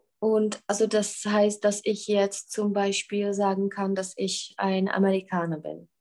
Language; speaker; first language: German; non-native, fluent; Czech